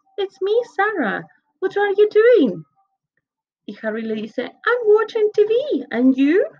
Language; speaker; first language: English; non-native, fluent; Spanish